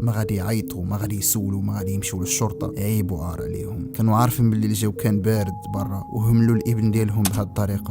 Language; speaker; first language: Arabic; native; Arabic